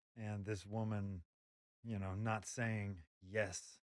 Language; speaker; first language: English; native; English